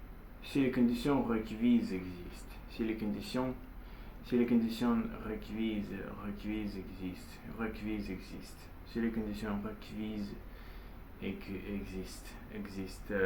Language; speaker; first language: French; non-native, learner; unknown